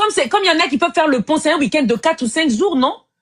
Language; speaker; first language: French; native; French